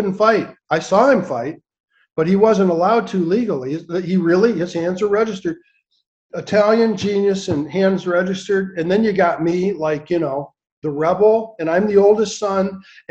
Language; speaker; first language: English; native; English